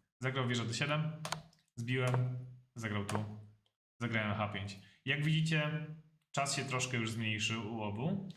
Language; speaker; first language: Polish; native; Polish